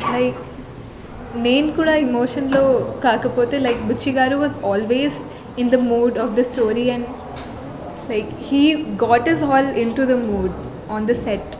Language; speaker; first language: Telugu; non-native, learner; Tulu